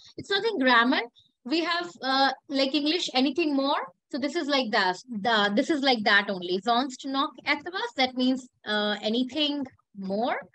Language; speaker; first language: English; non-native, local second language; Hindi